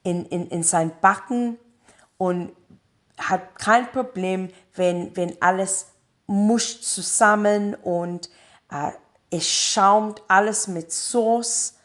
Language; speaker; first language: German; non-native, learner; English